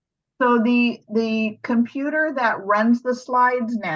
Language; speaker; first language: English; native; English